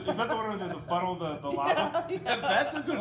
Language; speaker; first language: English; native; English